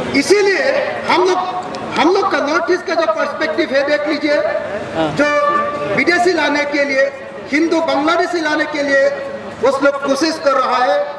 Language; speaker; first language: Hindi; non-native, local second language; Assamese